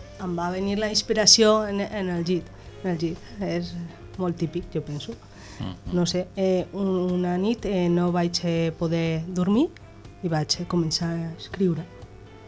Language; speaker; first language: Catalan; non-native, local second language; Spanish